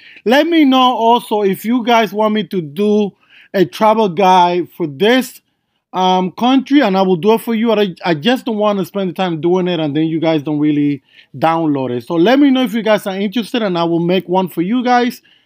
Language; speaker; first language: English; native; English